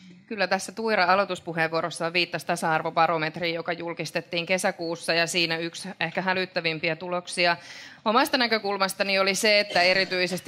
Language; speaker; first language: Finnish; native; Finnish